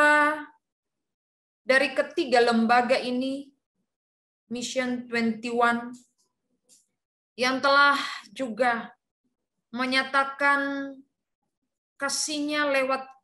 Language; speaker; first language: Indonesian; native; Indonesian